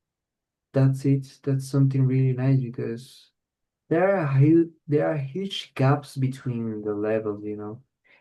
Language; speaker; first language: English; non-native, fluent; Spanish